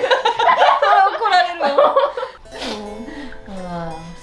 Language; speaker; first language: Japanese; native; Japanese